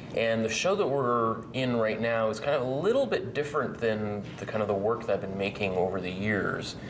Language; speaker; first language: English; native; English